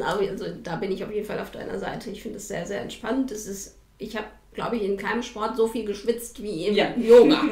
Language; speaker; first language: German; native; German